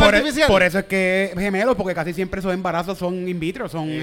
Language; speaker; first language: Spanish; native; Spanish